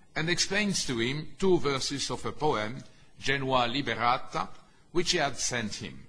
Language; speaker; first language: English; non-native, fluent; French